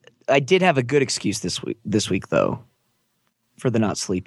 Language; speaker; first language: English; native; English